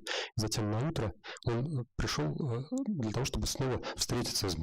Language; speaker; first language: Russian; native; Russian